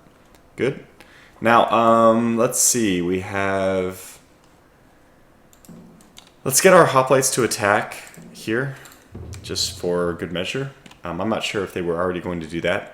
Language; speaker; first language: English; native; English